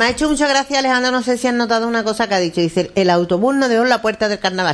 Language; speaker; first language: Spanish; native; Spanish